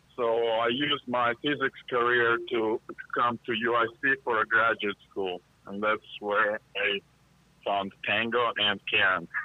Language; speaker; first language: English; non-native, fluent; Russian